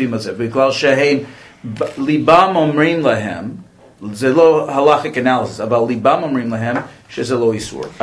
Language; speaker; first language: Hebrew; non-native, learner; English